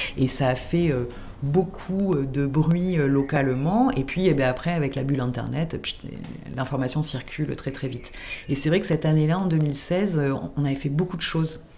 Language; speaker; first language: French; native; French